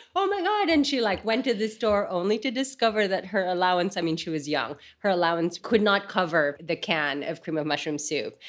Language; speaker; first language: English; non-native, local second language; Filipino